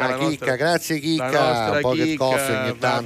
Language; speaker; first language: Italian; native; Italian